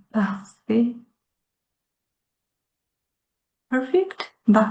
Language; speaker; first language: French; non-native, learner; Chinese